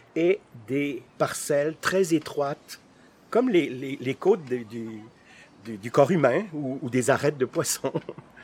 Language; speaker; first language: French; native; French